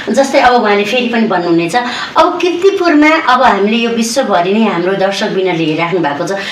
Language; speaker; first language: Nepali; non-native, local second language; Newari